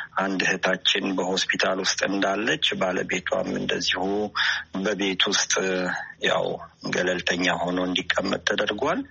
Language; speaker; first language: Amharic; non-native, local second language; Italian